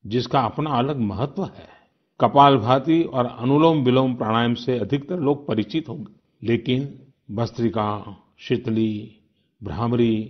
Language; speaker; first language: Hindi; non-native, local second language; Gujarati